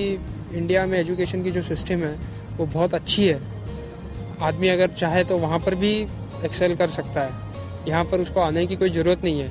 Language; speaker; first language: Hindi; native; Hindi